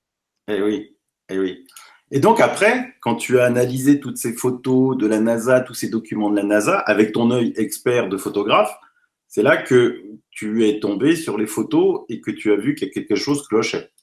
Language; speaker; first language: French; native; French